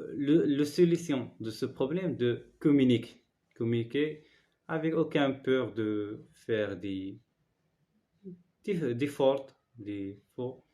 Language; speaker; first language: French; non-native, learner; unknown